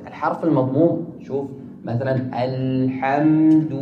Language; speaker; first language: Arabic; native; Arabic